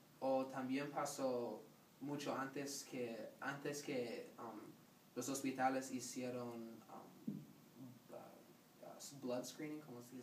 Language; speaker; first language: Spanish; non-native, learner; English